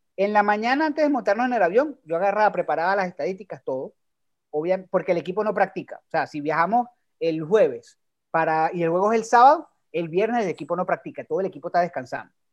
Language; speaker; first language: Spanish; native; Spanish